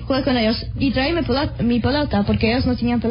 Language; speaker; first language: Spanish; early bilingual, heritage; Spanish